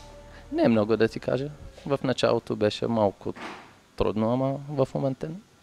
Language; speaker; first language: Bulgarian; non-native, learner; Arabic